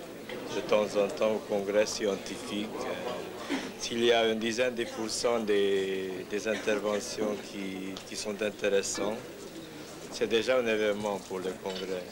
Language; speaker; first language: French; non-native, fluent; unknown